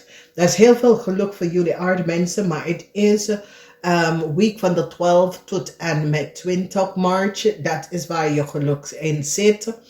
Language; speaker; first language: Dutch; non-native, fluent; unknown